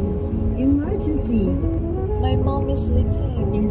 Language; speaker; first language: English; non-native, local second language; Filipino